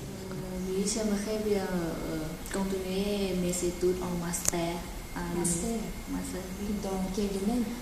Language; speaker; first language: French; non-native, learner; Vietnamese